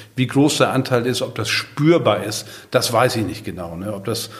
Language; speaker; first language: German; native; German